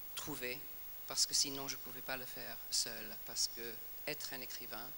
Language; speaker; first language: French; non-native, fluent; English